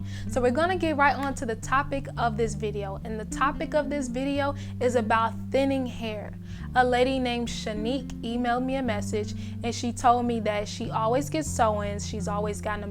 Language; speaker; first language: English; native; English